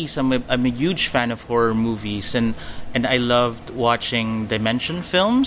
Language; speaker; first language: English; non-native, local second language; Filipino